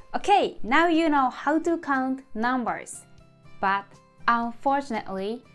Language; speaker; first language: English; non-native, fluent; Japanese